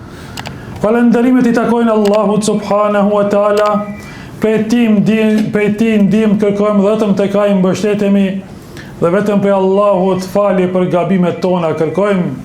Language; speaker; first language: Albanian; native; Albanian